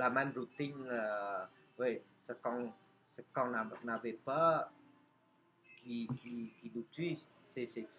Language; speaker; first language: French; non-native, fluent; Khmer